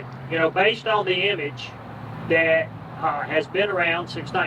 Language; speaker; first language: English; native; English